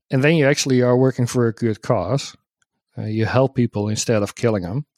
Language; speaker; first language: English; non-native, fluent; Dutch